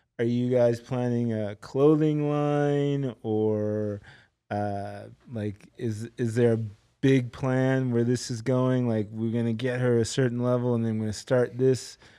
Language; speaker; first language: English; native; English